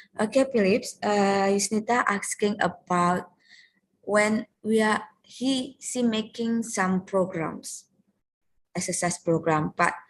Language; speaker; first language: English; non-native, learner; Indonesian